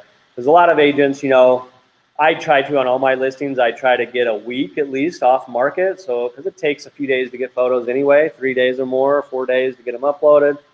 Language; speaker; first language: English; native; English